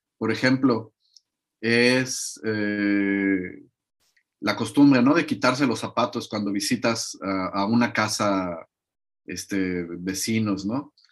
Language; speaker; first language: Spanish; native; Spanish